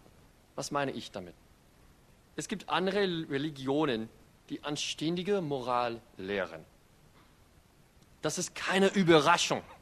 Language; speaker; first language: German; non-native, fluent; English